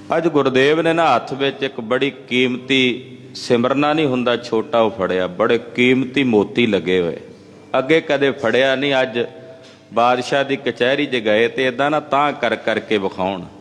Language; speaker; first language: Punjabi; native; Punjabi